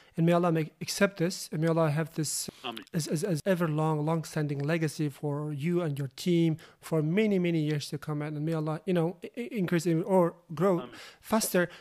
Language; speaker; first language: English; non-native, fluent; Uzbek